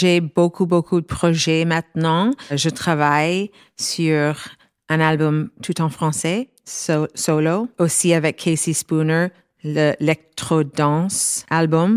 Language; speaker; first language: French; non-native, learner; English